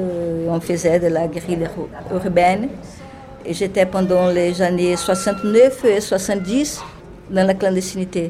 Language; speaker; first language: French; non-native, fluent; Portuguese